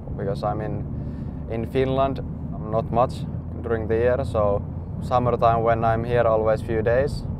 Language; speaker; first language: English; non-native, fluent; Finnish